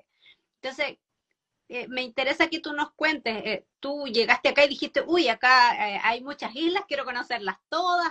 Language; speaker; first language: Spanish; native; Spanish